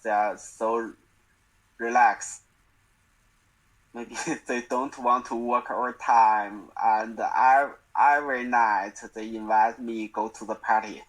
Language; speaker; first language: English; non-native, learner; Chinese